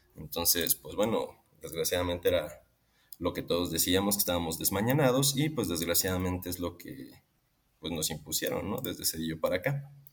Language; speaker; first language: Spanish; native; Spanish